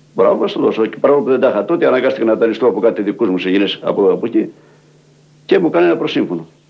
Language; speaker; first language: Greek; native; Greek